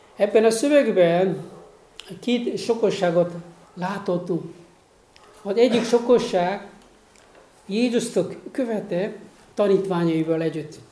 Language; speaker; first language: Hungarian; non-native, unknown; Korean